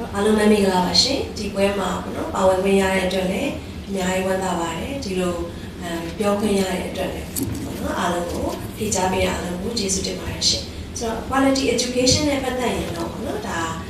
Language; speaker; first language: Burmese; non-native, local second language; Shan